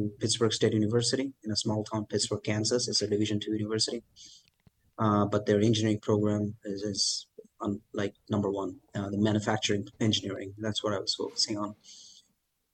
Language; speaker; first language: English; non-native, local second language; Bangla